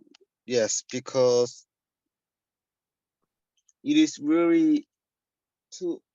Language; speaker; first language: English; non-native, learner; Korean